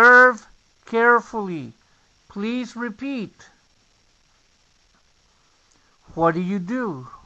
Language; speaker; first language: English; non-native, fluent; Spanish